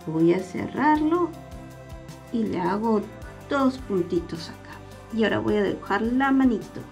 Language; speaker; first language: Spanish; native; Spanish